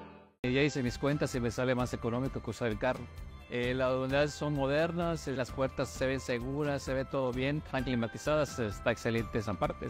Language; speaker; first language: Spanish; native; Spanish